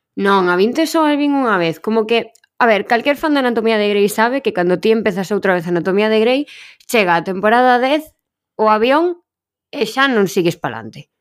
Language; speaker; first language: Galician; non-native, local second language; Spanish